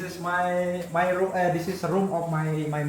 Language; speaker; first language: English; non-native, learner; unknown